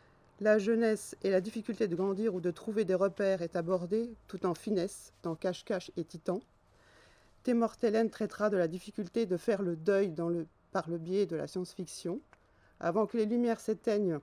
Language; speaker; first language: French; native; French